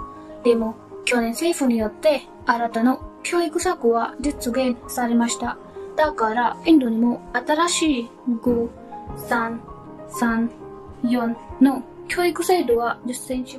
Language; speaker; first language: Japanese; non-native, learner; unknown